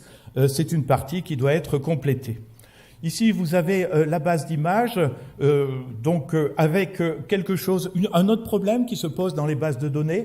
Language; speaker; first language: French; native; French